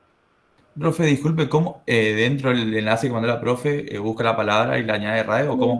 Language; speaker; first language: Spanish; native; Spanish